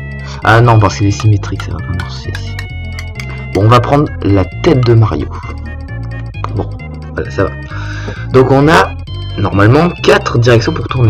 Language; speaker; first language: French; native; French